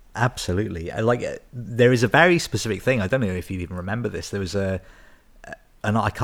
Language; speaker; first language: English; native; English